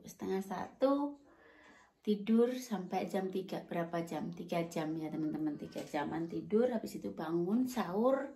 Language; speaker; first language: Indonesian; non-native, local second language; Javanese